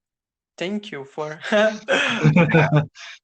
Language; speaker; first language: English; non-native, learner; Portuguese